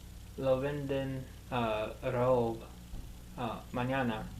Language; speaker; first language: Spanish; non-native, learner; English